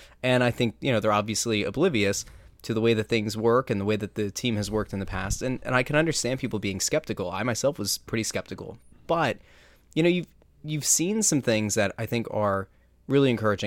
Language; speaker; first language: English; native; English